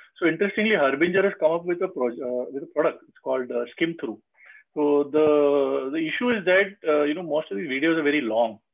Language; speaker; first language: English; non-native, local second language; Marathi